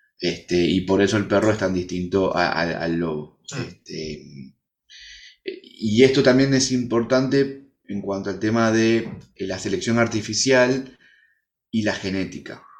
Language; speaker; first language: Spanish; native; Spanish